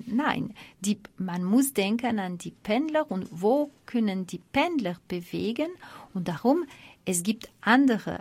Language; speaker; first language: German; non-native, fluent; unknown